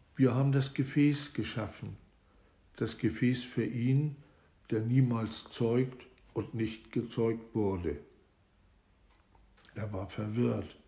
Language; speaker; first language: German; native; German